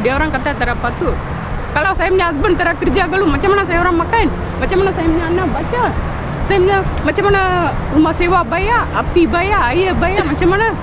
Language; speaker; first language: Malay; non-native, local second language; Tamil